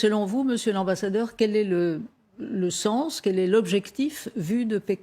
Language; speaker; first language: French; native; French